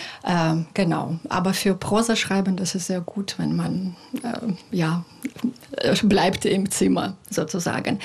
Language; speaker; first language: German; non-native, fluent; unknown